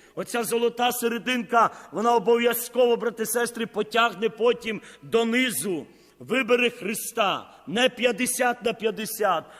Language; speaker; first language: Ukrainian; native; Ukrainian